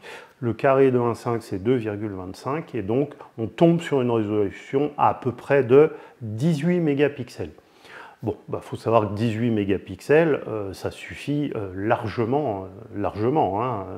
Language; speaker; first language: French; native; French